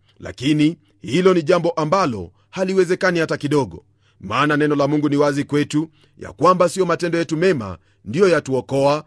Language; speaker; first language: Swahili; non-native, local second language; Luyia